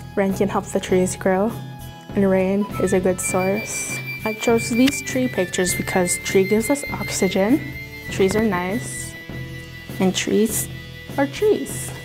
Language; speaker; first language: English; native; English